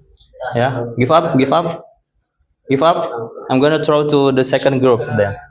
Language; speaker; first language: English; non-native, fluent; Indonesian